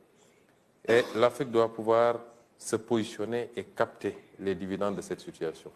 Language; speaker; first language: French; non-native, local second language; Wolof